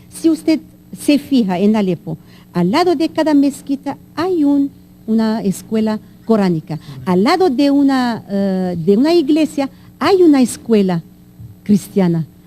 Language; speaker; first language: Spanish; non-native, fluent; Armenian